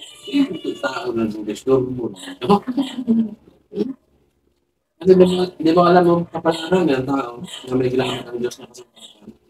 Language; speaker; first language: Filipino; non-native, local second language; Hiligaynon